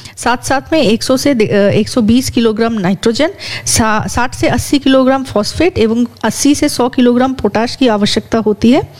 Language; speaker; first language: Hindi; native; Hindi